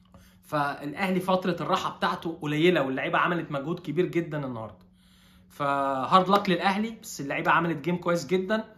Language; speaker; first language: Arabic; native; Arabic